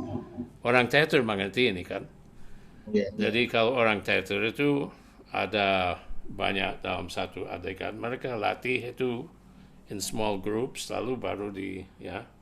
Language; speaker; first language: Indonesian; non-native, fluent; English